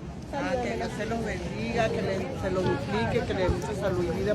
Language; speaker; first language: Spanish; native; Spanish